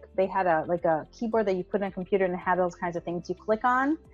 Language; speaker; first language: English; non-native, fluent; Hebrew